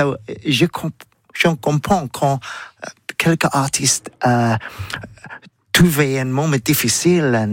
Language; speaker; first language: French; non-native, learner; English